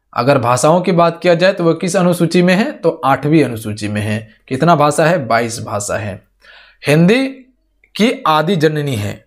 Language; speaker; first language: Hindi; native; Hindi